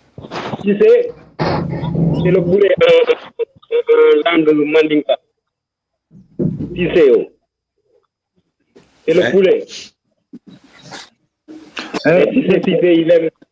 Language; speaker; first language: French; non-native, local second language; Wolof